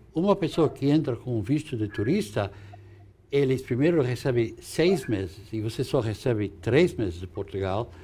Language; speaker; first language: Portuguese; non-native, fluent; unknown